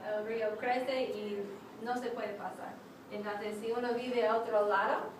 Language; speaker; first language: Spanish; non-native, fluent; English